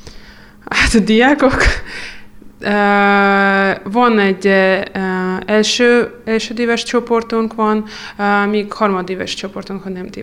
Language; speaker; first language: Hungarian; non-native, fluent; Russian